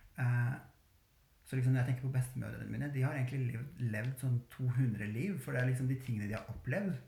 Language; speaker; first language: Norwegian; early bilingual, other home language; Albanian